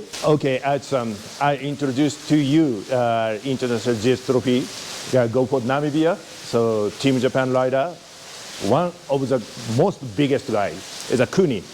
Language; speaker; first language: English; non-native, learner; Japanese